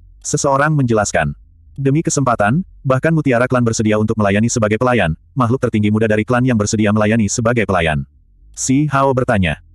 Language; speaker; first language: Indonesian; native; Indonesian